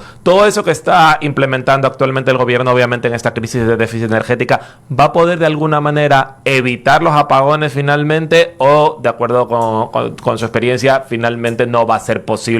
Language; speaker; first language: Spanish; native; Spanish